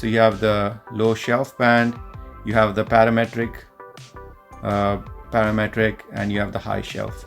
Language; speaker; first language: English; non-native, fluent; Dutch